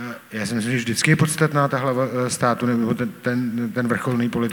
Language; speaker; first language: Czech; native; Czech